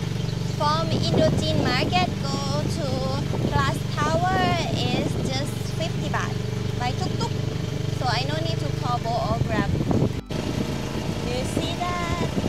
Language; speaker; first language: English; non-native, learner; Thai